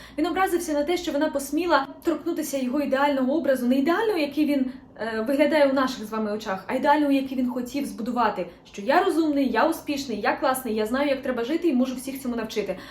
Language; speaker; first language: Ukrainian; non-native, local second language; Russian